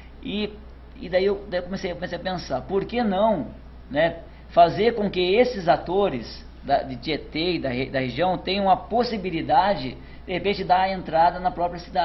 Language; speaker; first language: Portuguese; native; Portuguese